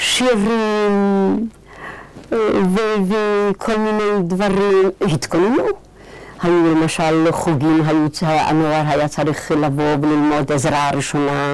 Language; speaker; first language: Hebrew; non-native, fluent; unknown